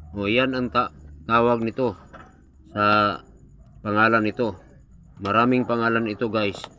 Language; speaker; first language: Filipino; non-native, local second language; Cebuano